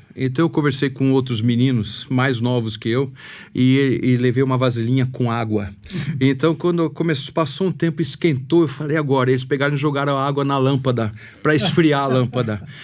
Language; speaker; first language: Portuguese; native; Portuguese